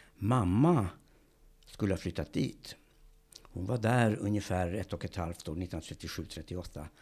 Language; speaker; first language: Swedish; early bilingual, other home language; Hungarian